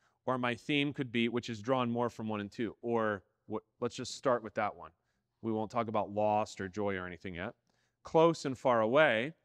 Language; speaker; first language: English; native; English